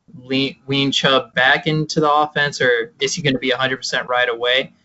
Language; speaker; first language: English; native; English